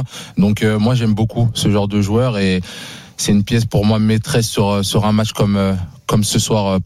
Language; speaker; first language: French; native; French